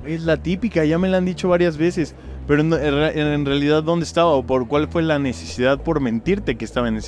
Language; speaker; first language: Spanish; native; Spanish